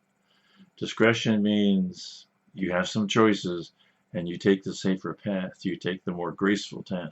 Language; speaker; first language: English; native; English